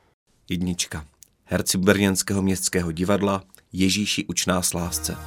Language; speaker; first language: Czech; native; Czech